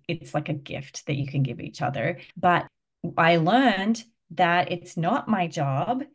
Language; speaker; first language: English; native; English